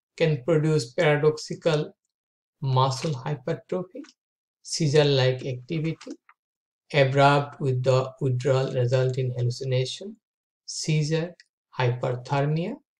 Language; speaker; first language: English; non-native, local second language; Bangla